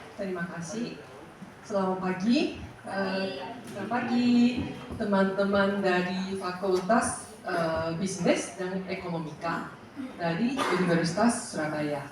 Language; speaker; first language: Indonesian; non-native, fluent; Japanese